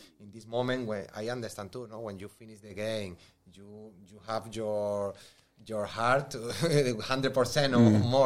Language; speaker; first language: English; non-native, learner; Spanish